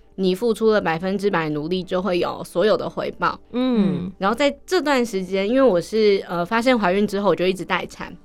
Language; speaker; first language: Chinese; native; Chinese